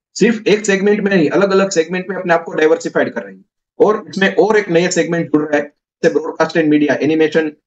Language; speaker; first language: Hindi; non-native, local second language; Gujarati